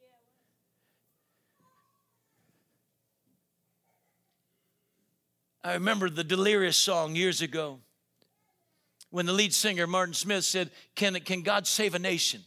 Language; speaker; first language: English; native; English